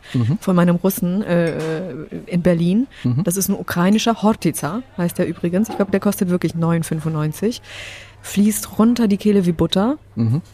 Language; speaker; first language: German; early bilingual, other home language; Polish